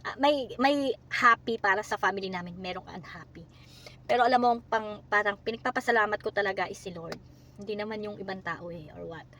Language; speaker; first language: Filipino; native; Filipino